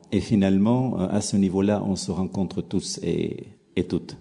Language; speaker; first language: French; non-native, local second language; Arabic